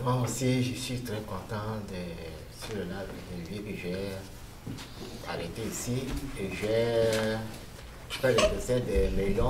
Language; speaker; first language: French; non-native, learner; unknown